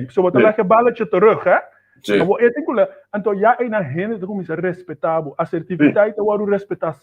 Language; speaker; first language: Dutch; non-native, local second language; Papiamento